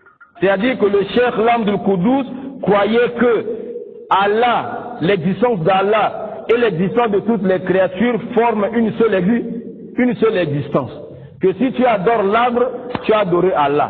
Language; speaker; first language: French; non-native, local second language; Lingala